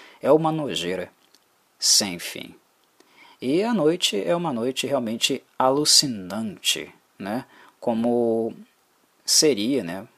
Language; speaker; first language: Portuguese; native; Portuguese